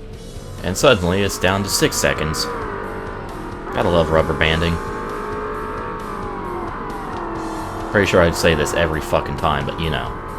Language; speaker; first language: English; native; English